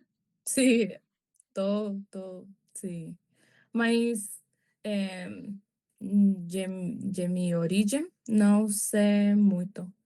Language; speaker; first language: Portuguese; non-native, learner; Spanish